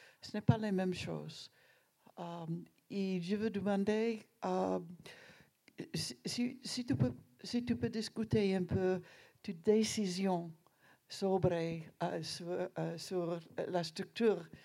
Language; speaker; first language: French; non-native, learner; English